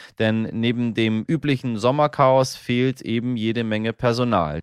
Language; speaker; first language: German; native; German